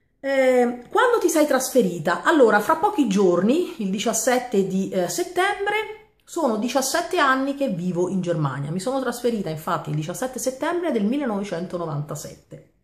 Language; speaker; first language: Italian; native; Italian